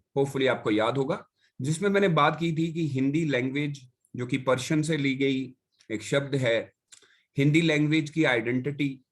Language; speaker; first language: Hindi; native; Hindi